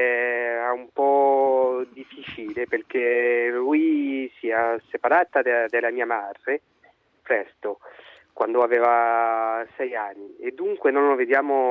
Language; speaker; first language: Italian; non-native, learner; French